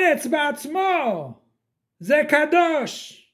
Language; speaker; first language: Hebrew; non-native, fluent; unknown